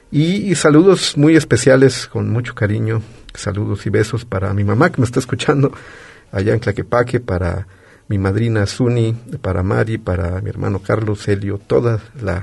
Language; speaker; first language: Spanish; native; Spanish